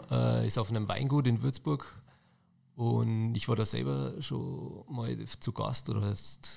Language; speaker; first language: German; native; German